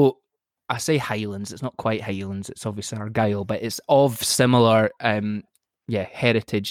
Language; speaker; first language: English; native; English